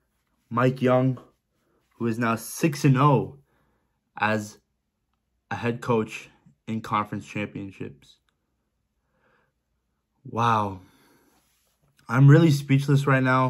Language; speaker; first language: English; native; English